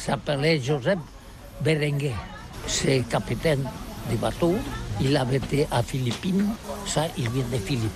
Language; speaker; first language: French; non-native, learner; Catalan